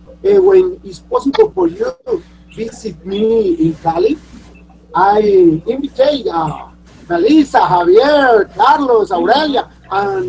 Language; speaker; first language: English; non-native, learner; Spanish